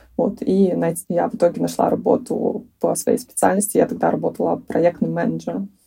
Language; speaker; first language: Russian; native; Russian